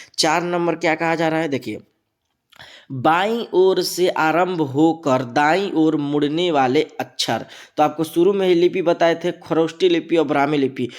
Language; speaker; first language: Hindi; native; Hindi